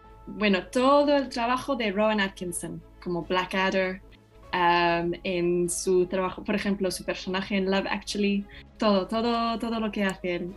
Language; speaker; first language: Spanish; non-native, fluent; English